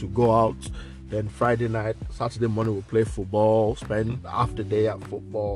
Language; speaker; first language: English; non-native, local second language; Yoruba